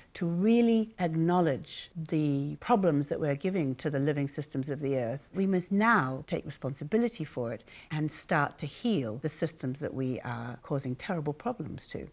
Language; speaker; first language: English; native; English